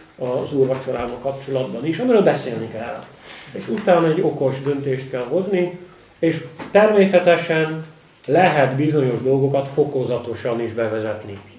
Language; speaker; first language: Hungarian; non-native, fluent; Dutch